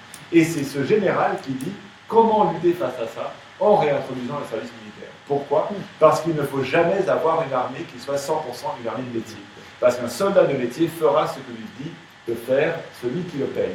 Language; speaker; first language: French; native; French